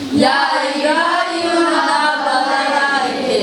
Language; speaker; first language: Russian; non-native, learner; Mongolian